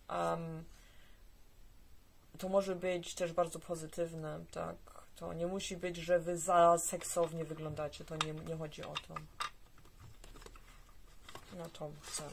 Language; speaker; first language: Polish; early bilingual, heritage; Polish